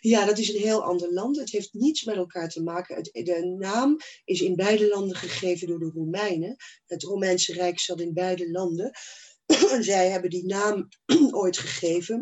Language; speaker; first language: Dutch; native; Dutch